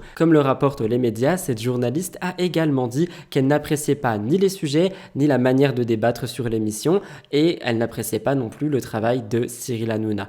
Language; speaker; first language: French; native; French